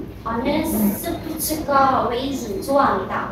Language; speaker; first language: Korean; non-native, learner; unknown